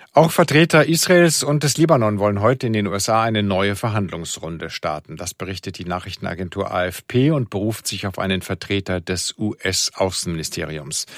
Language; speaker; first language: German; native; German